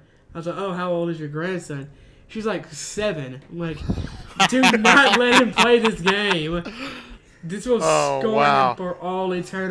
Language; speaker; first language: English; native; English